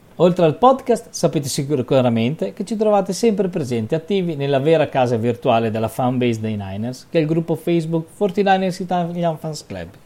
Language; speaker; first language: Italian; native; Italian